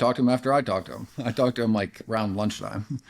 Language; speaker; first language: English; native; English